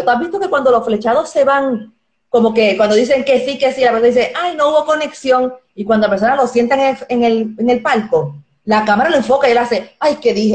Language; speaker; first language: Spanish; native; Spanish